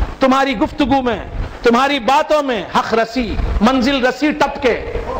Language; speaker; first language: Urdu; native; Urdu